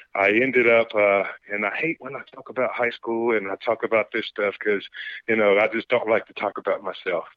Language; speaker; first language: English; native; English